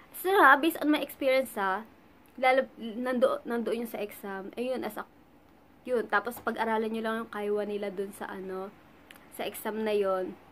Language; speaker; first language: Filipino; native; Filipino